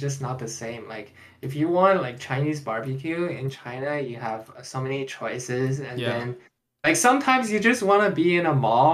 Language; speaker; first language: English; non-native, fluent; Chinese